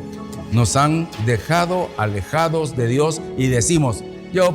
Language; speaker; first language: Spanish; native; Spanish